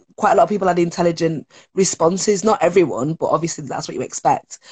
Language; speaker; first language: English; native; English